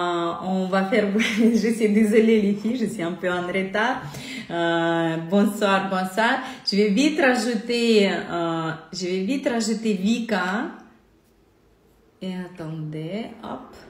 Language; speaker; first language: French; non-native, fluent; Russian